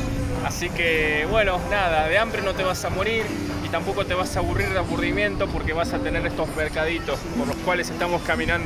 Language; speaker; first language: Spanish; native; Spanish